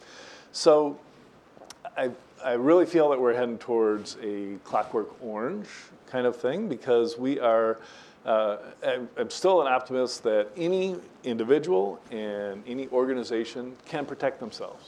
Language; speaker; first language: English; native; English